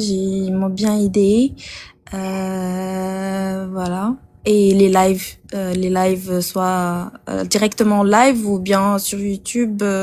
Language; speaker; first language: French; non-native, local second language; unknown